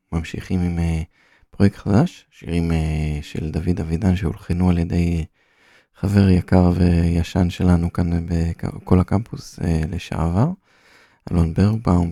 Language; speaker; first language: Hebrew; native; Hebrew